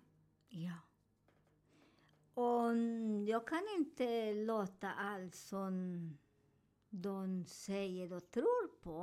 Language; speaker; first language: Swedish; non-native, learner; Spanish